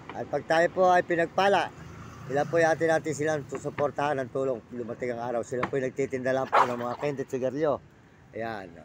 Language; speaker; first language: Filipino; native; Filipino